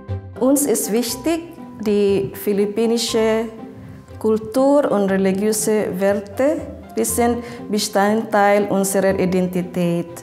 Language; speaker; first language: German; non-native, fluent; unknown